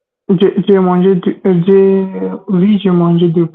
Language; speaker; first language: French; non-native, learner; Hindi